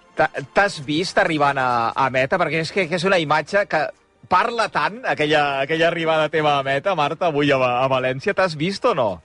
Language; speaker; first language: Catalan; native; Catalan